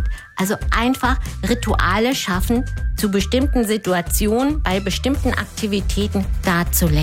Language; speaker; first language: German; native; German